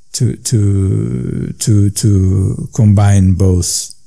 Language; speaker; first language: English; non-native, learner; Portuguese